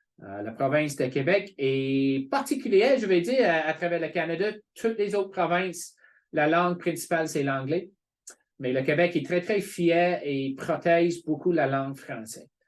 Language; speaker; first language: French; non-native, fluent; English